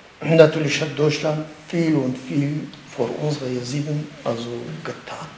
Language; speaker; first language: German; non-native, learner; Kurdish